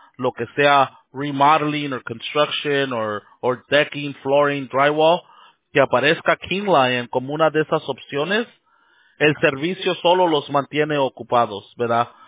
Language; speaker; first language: Spanish; early bilingual, heritage; Spanish